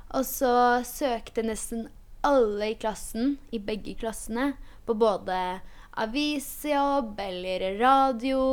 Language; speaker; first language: Norwegian; early bilingual, other home language; Polish